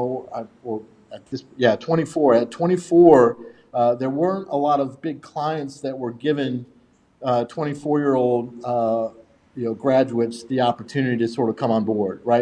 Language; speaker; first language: English; native; English